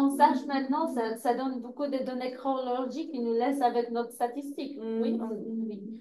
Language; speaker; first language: French; non-native, fluent; Polish